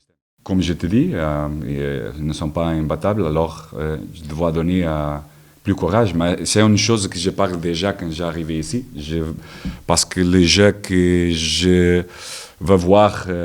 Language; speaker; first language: French; non-native, learner; Portuguese